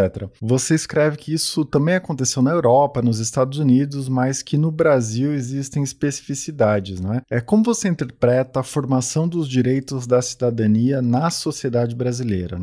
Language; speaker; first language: Portuguese; native; Portuguese